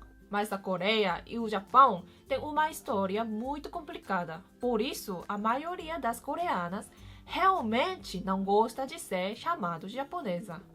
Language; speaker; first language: Portuguese; non-native, fluent; Korean